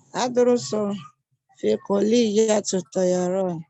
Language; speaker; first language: Arabic; non-native, learner; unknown